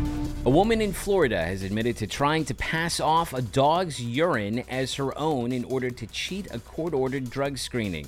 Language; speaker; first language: English; native; English